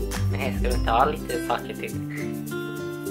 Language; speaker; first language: Swedish; non-native, fluent; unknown